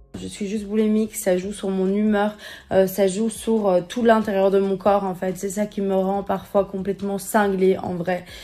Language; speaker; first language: French; native; French